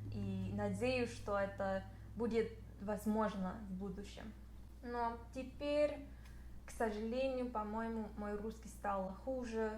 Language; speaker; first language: Russian; non-native, fluent; English